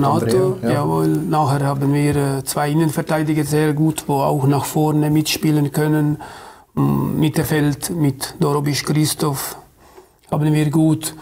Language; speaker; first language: German; non-native, fluent; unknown